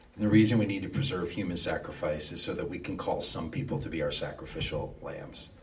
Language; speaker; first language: English; native; English